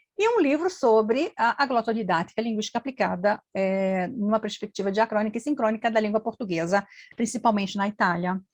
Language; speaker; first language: Portuguese; native; Portuguese